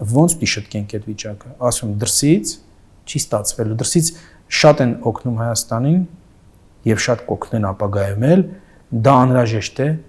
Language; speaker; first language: Armenian; native; Armenian